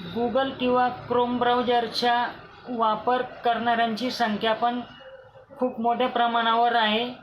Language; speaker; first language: Marathi; non-native, local second language; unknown